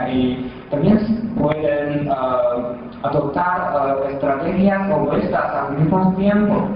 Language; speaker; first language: Spanish; non-native, fluent; Chinese